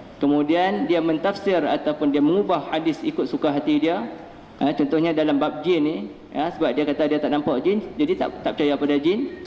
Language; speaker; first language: Malay; native; Malay